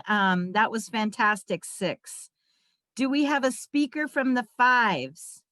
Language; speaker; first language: English; native; English